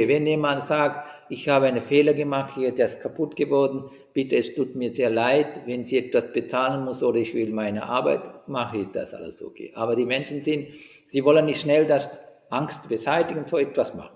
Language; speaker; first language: German; non-native, fluent; Sinhala